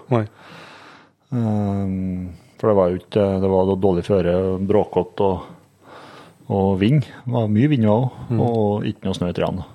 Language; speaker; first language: Norwegian; native; Norwegian